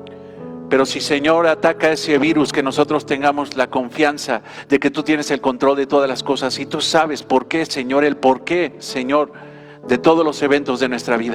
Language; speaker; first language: Spanish; native; Spanish